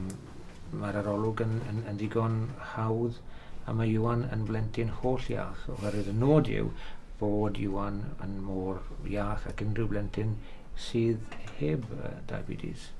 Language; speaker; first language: Welsh; native; Welsh